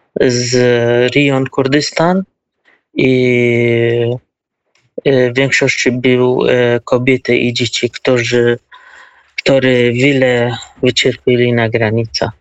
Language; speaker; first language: Polish; non-native, learner; Kurdish